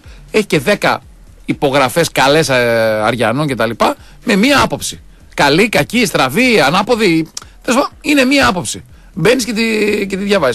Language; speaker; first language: Greek; native; Greek